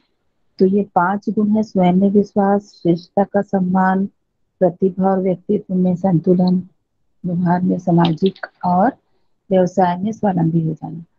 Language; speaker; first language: Hindi; native; Hindi